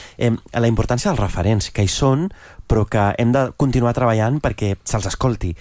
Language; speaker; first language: Catalan; early bilingual, other home language; Arabic